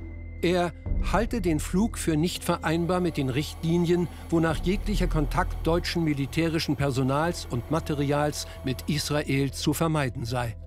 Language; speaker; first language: German; native; German